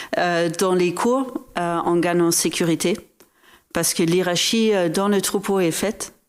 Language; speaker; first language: French; non-native, fluent; German